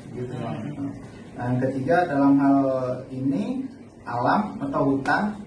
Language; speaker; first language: Indonesian; native; Indonesian